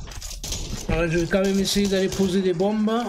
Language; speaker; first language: French; native; French